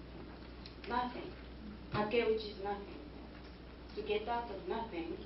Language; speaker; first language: English; non-native, fluent; Japanese